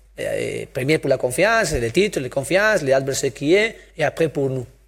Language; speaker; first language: French; non-native, learner; Spanish